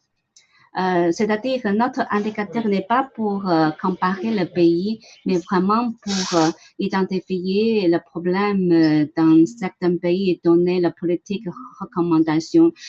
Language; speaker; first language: French; non-native, learner; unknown